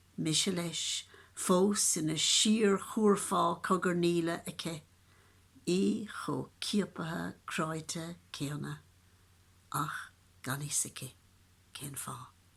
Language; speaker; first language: Irish; native; Irish